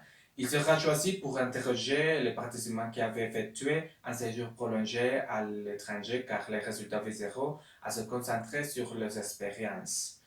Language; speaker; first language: French; non-native, learner; Spanish